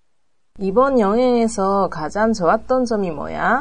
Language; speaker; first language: Korean; non-native, learner; Japanese